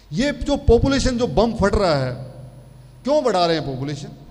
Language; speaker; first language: Hindi; native; Hindi